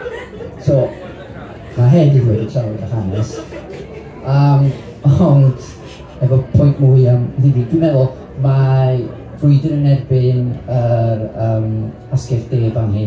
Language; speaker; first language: Welsh; non-native, local second language; English